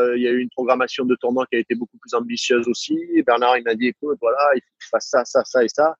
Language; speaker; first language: French; native; French